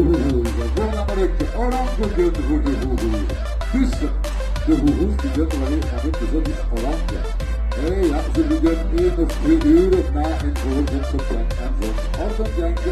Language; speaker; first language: Dutch; non-native, local second language; French